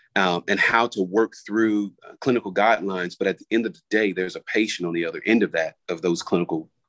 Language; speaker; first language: English; native; English